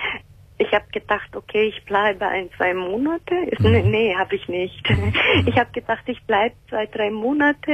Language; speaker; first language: German; early bilingual, other home language; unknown